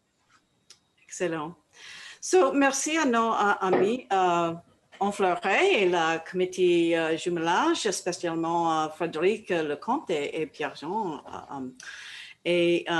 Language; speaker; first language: French; non-native, learner; English